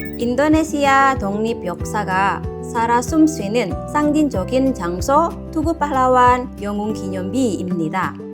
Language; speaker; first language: Korean; non-native, fluent; Indonesian